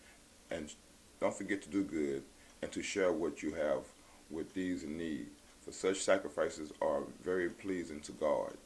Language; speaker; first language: English; native; English